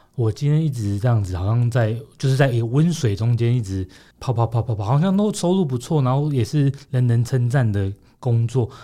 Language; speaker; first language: Chinese; native; Chinese